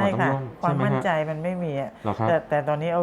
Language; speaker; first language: Thai; native; Thai